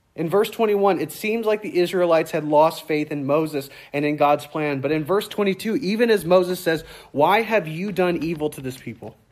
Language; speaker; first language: English; native; English